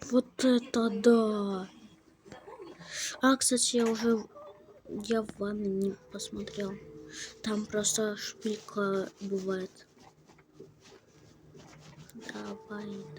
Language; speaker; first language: Russian; native; Russian